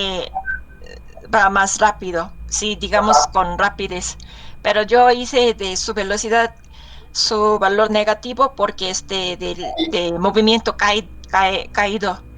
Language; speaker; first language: Spanish; non-native, learner; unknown